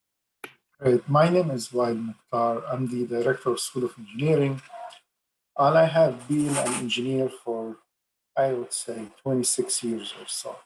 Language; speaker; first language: English; non-native, fluent; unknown